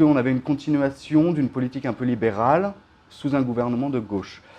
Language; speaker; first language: French; native; French